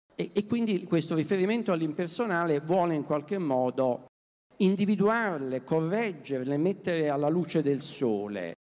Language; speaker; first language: Italian; native; Italian